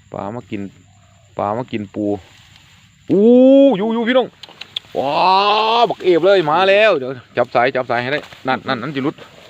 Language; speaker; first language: Thai; native; Thai